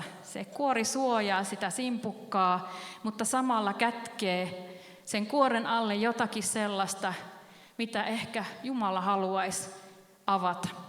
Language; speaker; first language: Finnish; native; Finnish